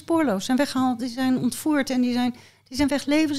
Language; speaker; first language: Dutch; native; Dutch